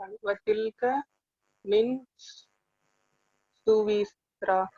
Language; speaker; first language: Arabic; non-native, learner; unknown